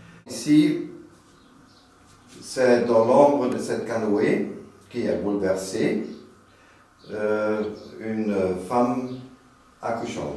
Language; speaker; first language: French; non-native, fluent; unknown